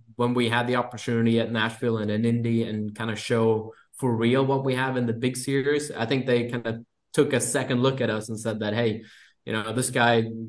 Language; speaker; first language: English; non-native, fluent; Swedish